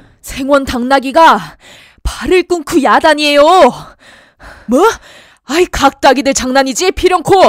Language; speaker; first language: Korean; native; Korean